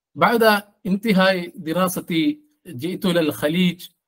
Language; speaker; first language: Arabic; non-native, learner; Malayalam